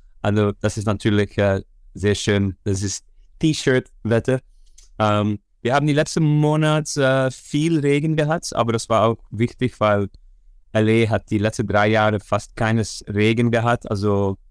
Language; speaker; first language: German; non-native, learner; Dutch